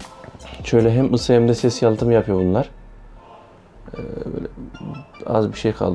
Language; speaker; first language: Turkish; native; Turkish